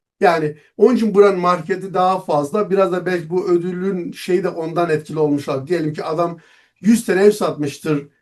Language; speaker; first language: Turkish; non-native, local second language; Kurdish